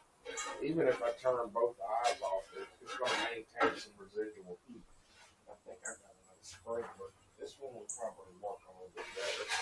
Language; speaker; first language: English; native; English